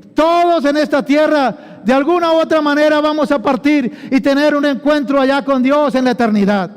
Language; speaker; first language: Spanish; native; Spanish